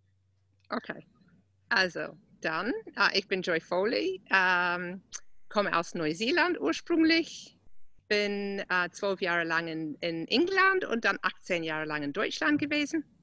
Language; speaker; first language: German; non-native, fluent; English